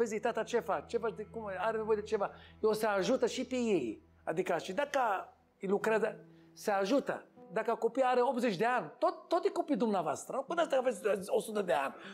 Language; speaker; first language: Romanian; non-native, learner; Hebrew